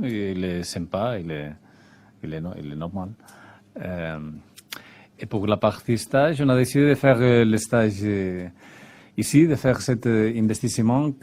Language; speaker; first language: French; non-native, fluent; Spanish